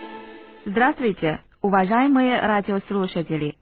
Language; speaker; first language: Russian; non-native, fluent; Chinese